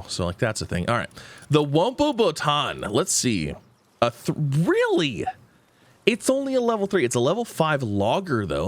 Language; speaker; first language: English; native; English